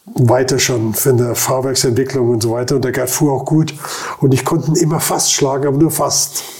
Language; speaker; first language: German; native; German